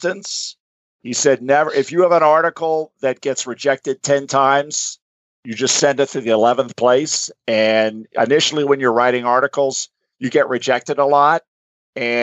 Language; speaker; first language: English; native; English